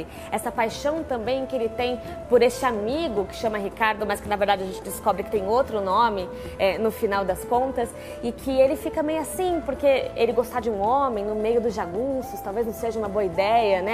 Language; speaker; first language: Portuguese; native; Portuguese